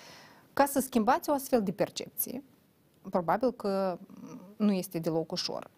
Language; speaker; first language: Romanian; native; Romanian